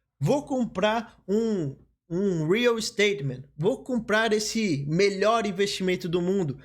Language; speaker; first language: Portuguese; native; Portuguese